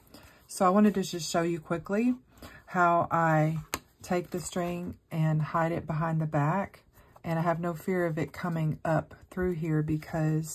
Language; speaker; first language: English; native; English